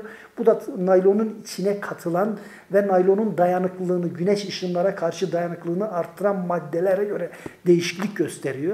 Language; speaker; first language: Turkish; native; Turkish